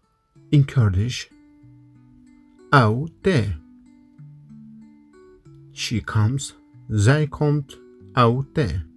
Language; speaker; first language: Dutch; non-native, learner; Kurdish